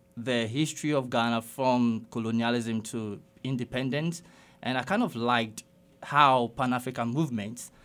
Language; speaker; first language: English; non-native, local second language; Ga